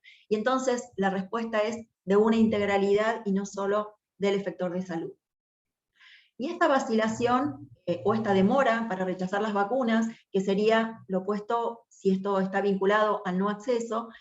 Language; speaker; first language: Spanish; native; Spanish